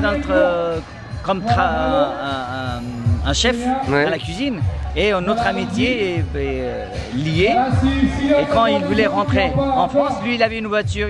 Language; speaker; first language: French; non-native, fluent; Nepali